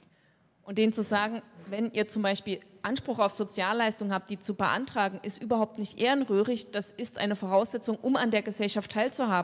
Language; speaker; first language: German; native; German